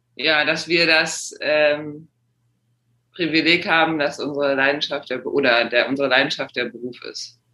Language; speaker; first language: German; native; German